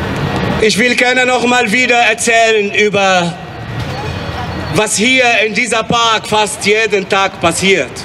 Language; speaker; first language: German; non-native, fluent; Arabic